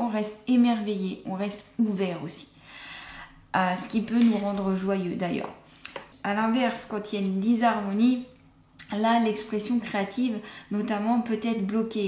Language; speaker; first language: French; native; French